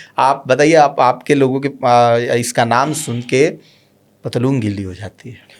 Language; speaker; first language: Hindi; native; Hindi